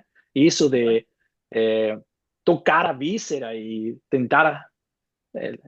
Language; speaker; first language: Portuguese; non-native, fluent; Spanish